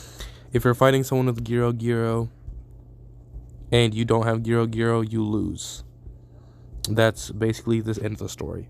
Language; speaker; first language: English; native; English